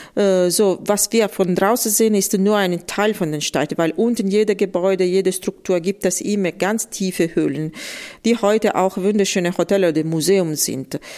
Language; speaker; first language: German; non-native, fluent; Italian